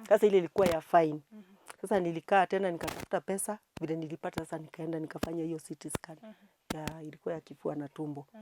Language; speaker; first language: Swahili; non-native, local second language; Kikuyu